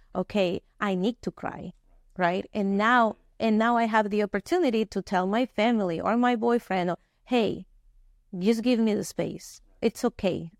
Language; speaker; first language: English; non-native, fluent; Spanish